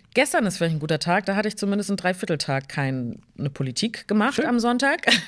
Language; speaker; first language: German; early bilingual, other home language; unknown